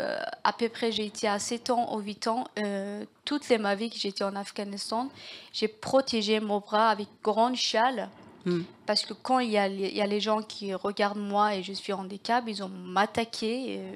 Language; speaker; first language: French; non-native, learner; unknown